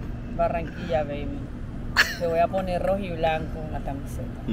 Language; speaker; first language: Spanish; native; Spanish